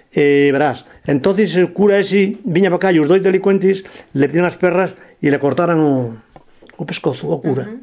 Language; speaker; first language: Galician; native; Galician